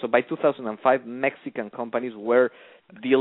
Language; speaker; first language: English; non-native, fluent; Spanish